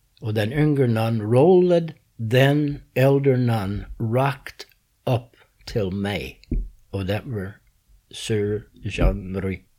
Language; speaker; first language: Swedish; non-native, learner; English